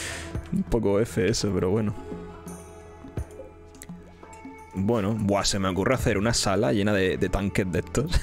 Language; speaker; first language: Spanish; native; Spanish